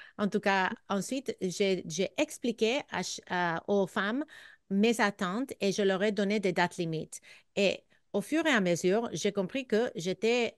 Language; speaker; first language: French; non-native, fluent; English